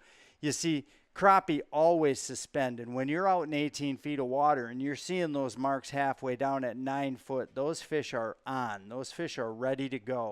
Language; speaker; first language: English; native; English